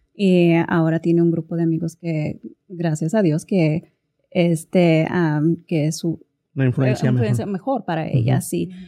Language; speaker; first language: Spanish; early bilingual, heritage; Spanish